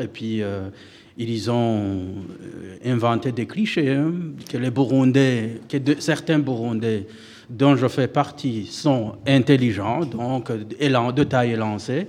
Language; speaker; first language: French; non-native, local second language; Rundi